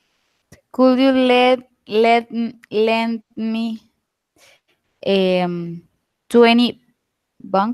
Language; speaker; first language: English; non-native, learner; Spanish